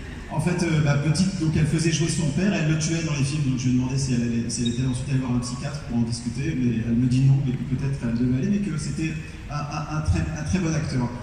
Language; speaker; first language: French; native; French